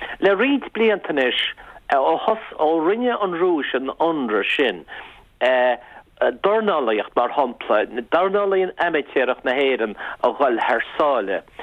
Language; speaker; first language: Irish; native; Irish